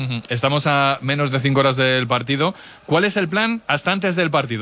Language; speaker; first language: Spanish; native; Spanish